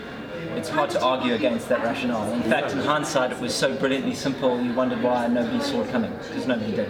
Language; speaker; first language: English; native; English